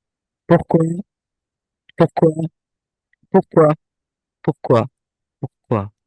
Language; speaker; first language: French; native; French